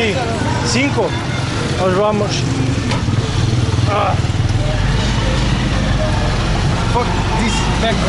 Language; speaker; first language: Spanish; non-native, learner; Portuguese